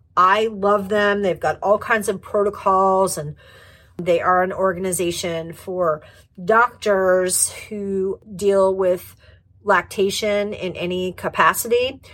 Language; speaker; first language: English; native; English